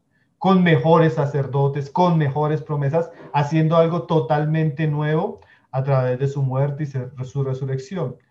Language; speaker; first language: Spanish; native; Spanish